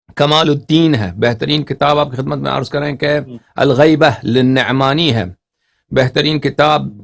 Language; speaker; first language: Urdu; native; Urdu